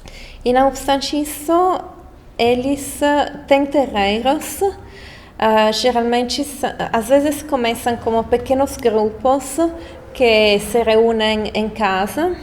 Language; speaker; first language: Portuguese; non-native, fluent; Italian